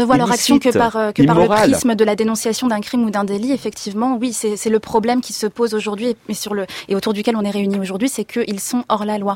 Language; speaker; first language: French; native; French